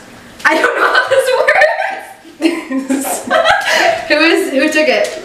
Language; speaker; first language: English; native; English